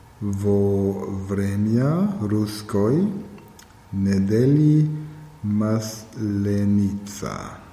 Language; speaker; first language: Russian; non-native, learner; German